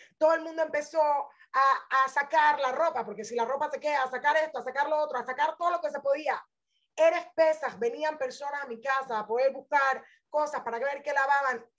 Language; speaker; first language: Spanish; native; Spanish